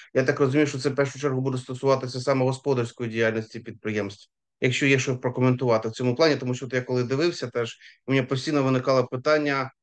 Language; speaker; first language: Ukrainian; native; Ukrainian